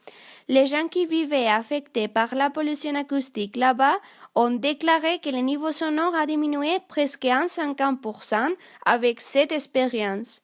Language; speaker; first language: French; non-native, learner; Spanish